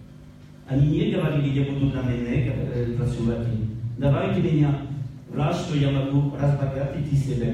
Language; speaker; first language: Ukrainian; non-native, learner; French